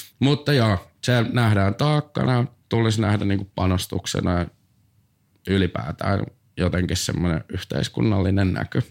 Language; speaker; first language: Finnish; native; Finnish